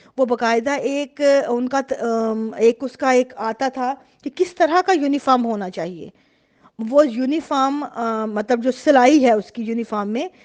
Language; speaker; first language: Urdu; native; Urdu